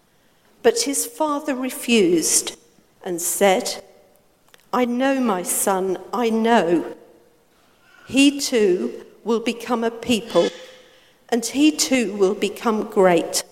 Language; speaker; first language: English; native; English